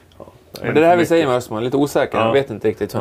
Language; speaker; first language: Swedish; native; Swedish